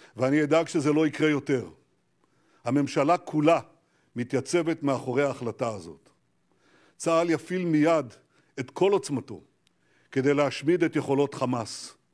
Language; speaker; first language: Hebrew; native; Hebrew